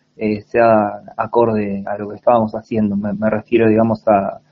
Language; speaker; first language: Spanish; native; Spanish